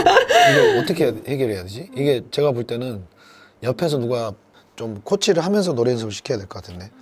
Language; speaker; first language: Korean; native; Korean